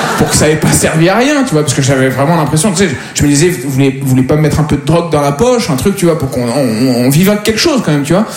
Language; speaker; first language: French; native; French